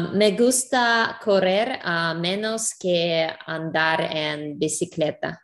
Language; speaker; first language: Spanish; non-native, learner; English